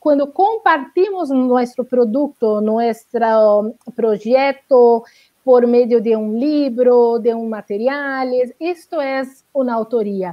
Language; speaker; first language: Spanish; non-native, learner; Portuguese